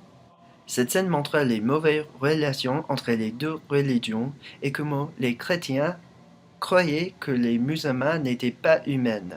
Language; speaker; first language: French; non-native, learner; English